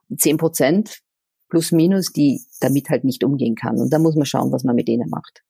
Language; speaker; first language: German; native; German